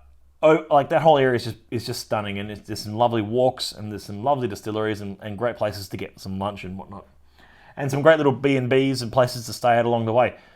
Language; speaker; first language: English; native; English